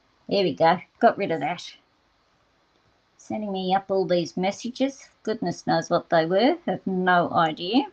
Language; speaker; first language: English; native; English